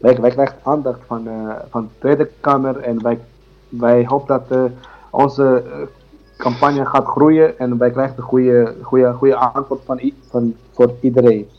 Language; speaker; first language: Dutch; non-native, learner; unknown